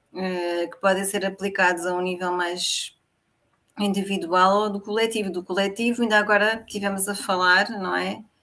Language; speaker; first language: Portuguese; native; Portuguese